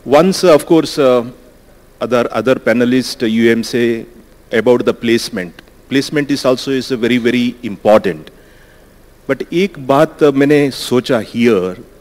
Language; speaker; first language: Hindi; non-native, learner; Kannada